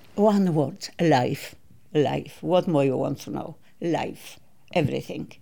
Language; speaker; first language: English; non-native, learner; Polish